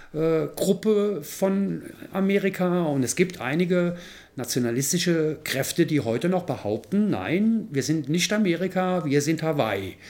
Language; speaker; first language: German; native; German